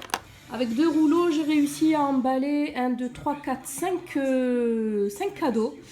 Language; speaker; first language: French; native; French